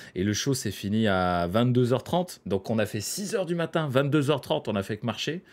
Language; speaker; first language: French; native; French